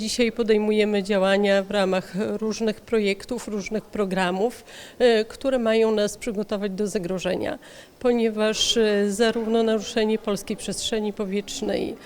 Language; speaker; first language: Polish; native; Polish